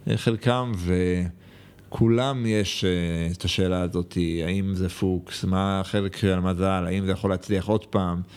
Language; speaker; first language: Hebrew; native; Hebrew